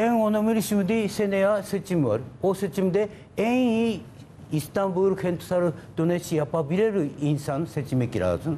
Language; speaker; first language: Turkish; non-native, learner; Japanese